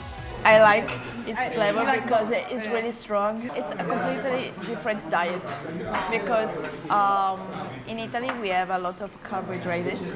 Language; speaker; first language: English; non-native, learner; Italian